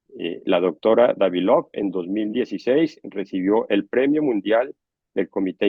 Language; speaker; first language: Spanish; native; Spanish